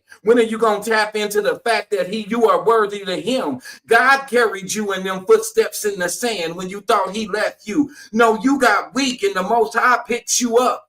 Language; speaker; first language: English; native; English